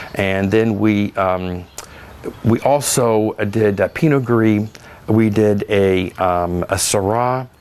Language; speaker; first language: English; native; English